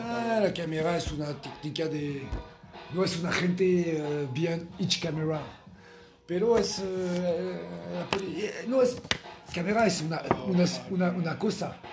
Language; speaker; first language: Spanish; non-native, learner; French